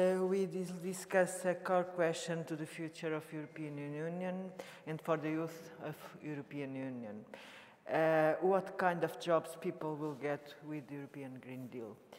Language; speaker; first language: English; non-native, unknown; Portuguese